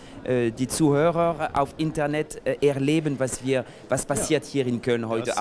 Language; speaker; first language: German; non-native, fluent; French